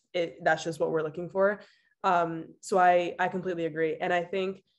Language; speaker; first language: English; native; English